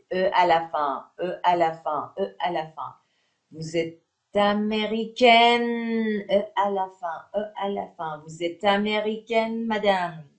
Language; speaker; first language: French; non-native, fluent; Persian